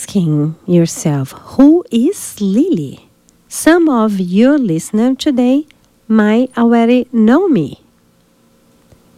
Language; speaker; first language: English; non-native, fluent; Portuguese